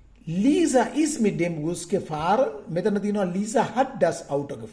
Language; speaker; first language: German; non-native, fluent; Sinhala